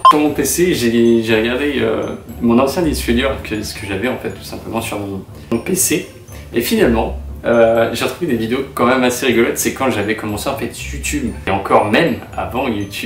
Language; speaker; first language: French; native; French